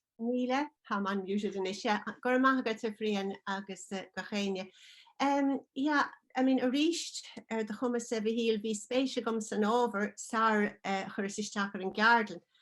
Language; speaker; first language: Irish; non-native, local second language; English